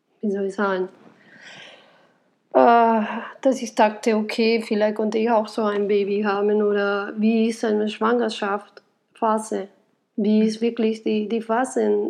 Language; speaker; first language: German; non-native, fluent; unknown